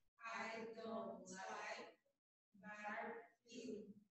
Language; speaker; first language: English; non-native, learner; Portuguese